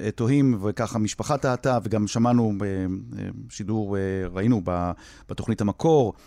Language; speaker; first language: Hebrew; native; Hebrew